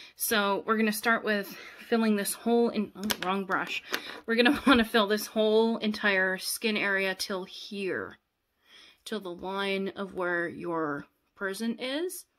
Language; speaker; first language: English; native; English